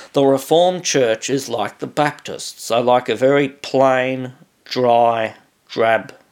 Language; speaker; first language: English; native; English